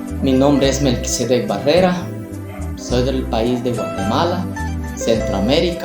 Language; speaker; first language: Spanish; native; Spanish